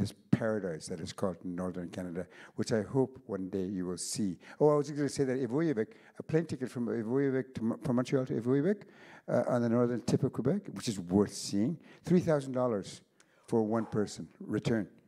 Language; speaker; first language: English; non-native, local second language; Cree